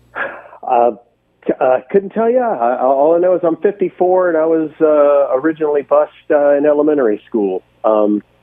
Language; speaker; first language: English; native; English